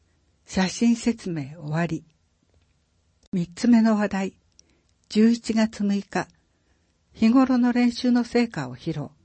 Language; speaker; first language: Japanese; native; Japanese